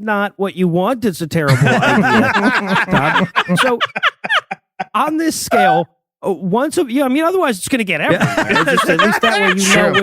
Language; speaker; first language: English; native; English